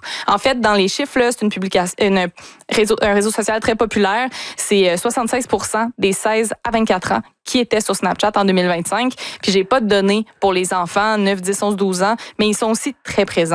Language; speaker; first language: French; native; French